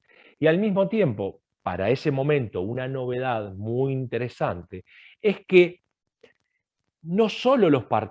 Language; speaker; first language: Spanish; native; Spanish